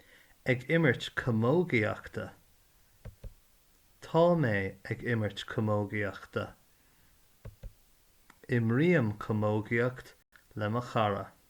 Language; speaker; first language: Irish; non-native, learner; English